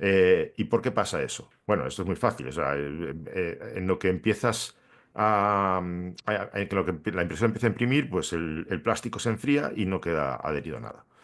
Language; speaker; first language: Spanish; native; Spanish